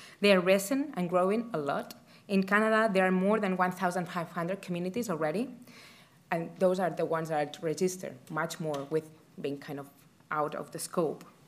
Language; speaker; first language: English; non-native, fluent; Catalan